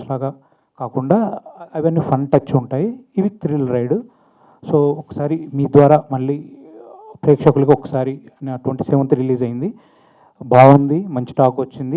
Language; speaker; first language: Telugu; native; Telugu